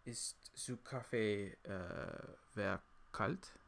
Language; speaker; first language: German; non-native, learner; English